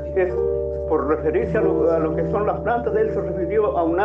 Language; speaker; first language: Spanish; native; Spanish